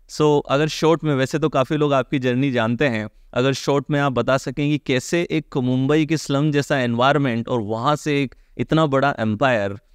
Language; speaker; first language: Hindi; native; Hindi